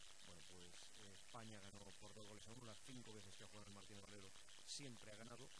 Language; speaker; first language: Spanish; native; Spanish